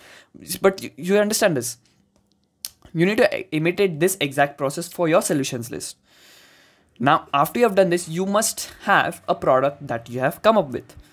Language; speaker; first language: English; non-native, local second language; Hindi